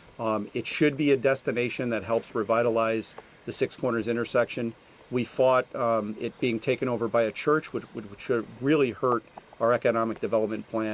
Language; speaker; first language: English; native; English